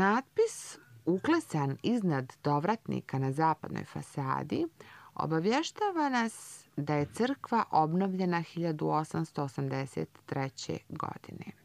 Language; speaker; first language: Croatian; native; Croatian